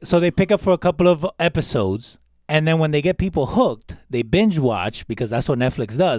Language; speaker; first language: English; early bilingual, other home language; Spanish